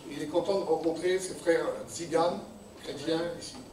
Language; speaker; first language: Portuguese; non-native, learner; French